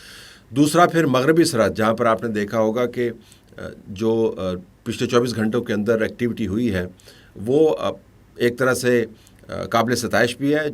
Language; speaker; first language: Urdu; native; Urdu